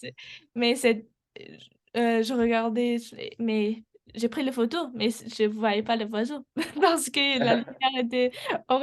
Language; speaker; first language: French; non-native, learner; English